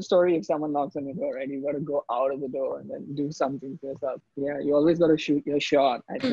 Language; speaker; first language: English; non-native, local second language; Hindi